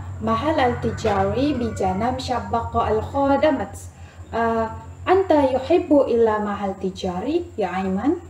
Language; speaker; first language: Arabic; non-native, learner; Malay